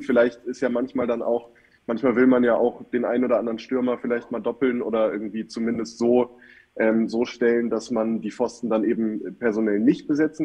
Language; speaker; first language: German; native; German